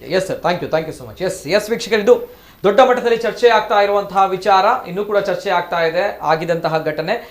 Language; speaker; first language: Kannada; non-native, local second language; Tulu